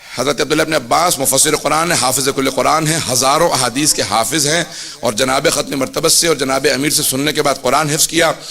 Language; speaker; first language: Urdu; native; Urdu